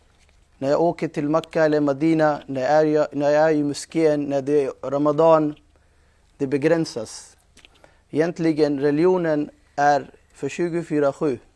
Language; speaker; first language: Swedish; non-native, fluent; Urdu